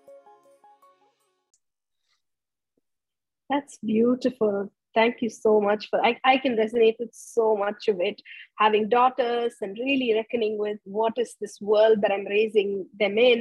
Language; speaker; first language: English; non-native, local second language; Tamil